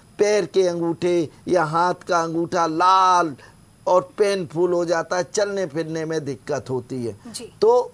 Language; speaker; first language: Hindi; native; Hindi